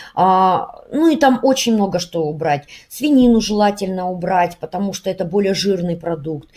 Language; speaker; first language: Russian; native; Russian